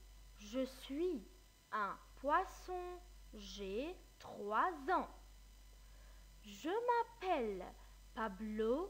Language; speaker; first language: French; non-native, fluent; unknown